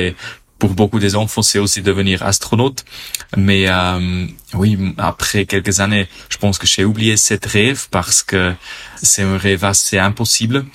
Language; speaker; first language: French; non-native, local second language; German